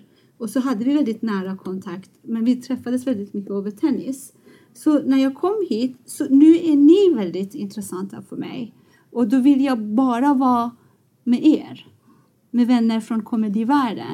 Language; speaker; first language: Swedish; non-native, fluent; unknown